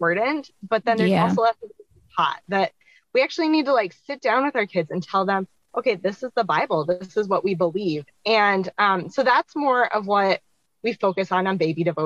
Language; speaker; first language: English; native; English